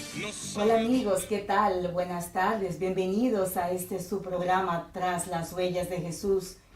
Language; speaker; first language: Spanish; native; Spanish